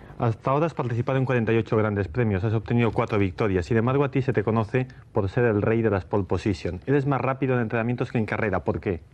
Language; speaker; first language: Spanish; native; Spanish